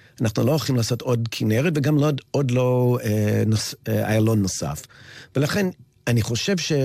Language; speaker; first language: Hebrew; non-native, fluent; English